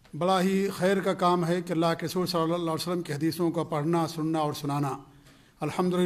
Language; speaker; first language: Urdu; native; Urdu